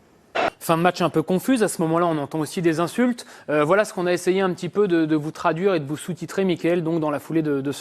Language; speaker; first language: French; native; French